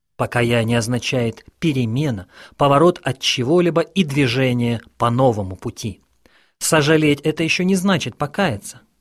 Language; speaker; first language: Russian; non-native, local second language; Ukrainian